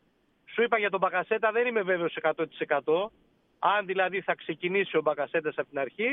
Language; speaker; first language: Greek; native; Greek